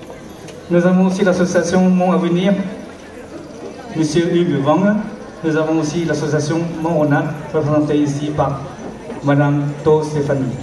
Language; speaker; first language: French; early bilingual, other home language; Hmong